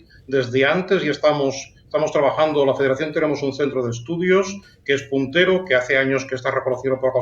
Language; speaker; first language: Spanish; native; Spanish